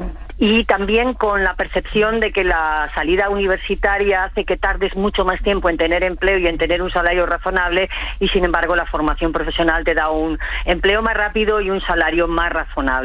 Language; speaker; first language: Spanish; native; Spanish